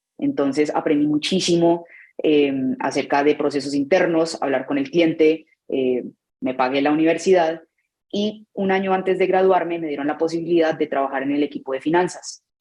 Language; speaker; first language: Spanish; native; Spanish